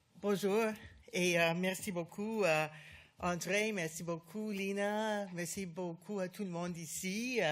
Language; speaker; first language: French; non-native, learner; English